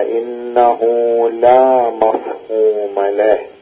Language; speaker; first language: Arabic; native; Arabic